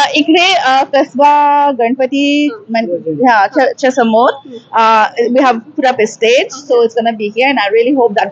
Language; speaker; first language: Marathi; early bilingual, heritage; Marathi